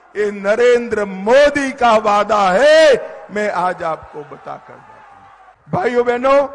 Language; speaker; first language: Hindi; non-native, local second language; Gujarati